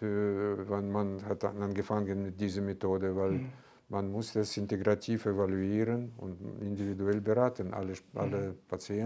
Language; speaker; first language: German; non-native, fluent; Russian